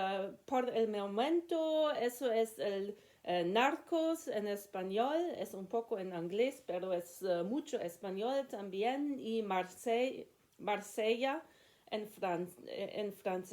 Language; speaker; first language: Spanish; non-native, learner; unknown